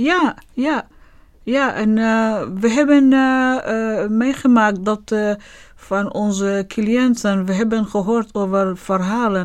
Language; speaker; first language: Dutch; non-native, learner; Arabic